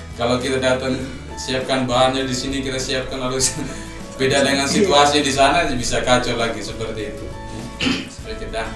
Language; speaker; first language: Indonesian; native; Indonesian